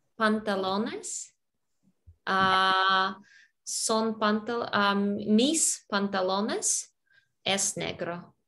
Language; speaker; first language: Spanish; non-native, learner; Russian